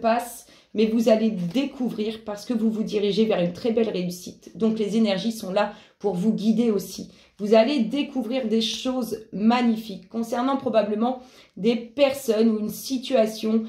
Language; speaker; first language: French; native; French